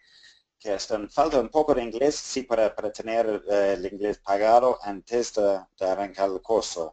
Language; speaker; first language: Spanish; non-native, fluent; English